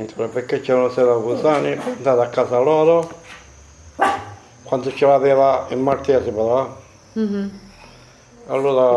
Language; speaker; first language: Italian; non-native, learner; Maltese